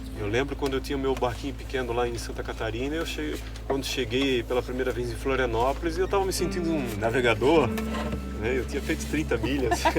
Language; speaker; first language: Portuguese; native; Portuguese